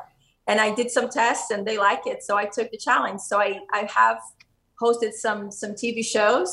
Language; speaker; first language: English; non-native, fluent; Portuguese